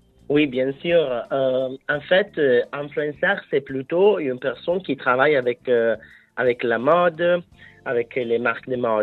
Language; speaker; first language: French; non-native, fluent; Italian